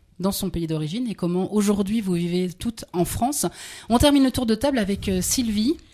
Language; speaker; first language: French; native; French